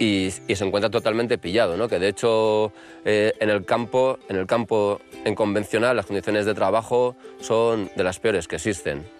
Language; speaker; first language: Spanish; native; Spanish